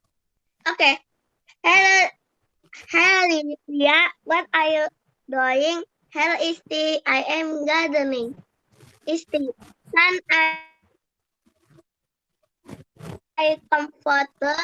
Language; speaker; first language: English; non-native, learner; Indonesian